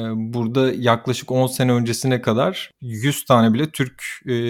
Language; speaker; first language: Turkish; native; Turkish